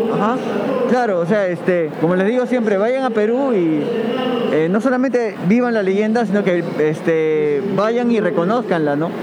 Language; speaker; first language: Spanish; native; Spanish